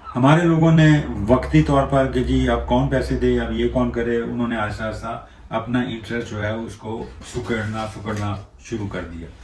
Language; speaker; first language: Urdu; non-native, local second language; Punjabi